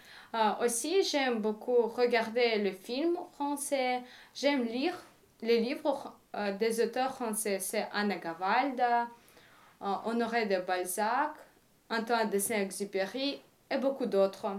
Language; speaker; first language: French; non-native, fluent; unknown